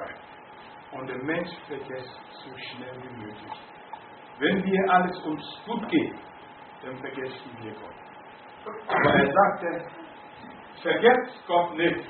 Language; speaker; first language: German; non-native, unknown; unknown